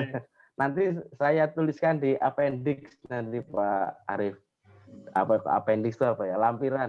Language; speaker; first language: Indonesian; native; Indonesian